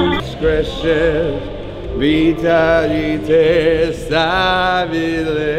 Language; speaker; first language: Russian; native; Russian